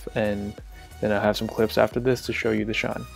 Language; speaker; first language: English; native; English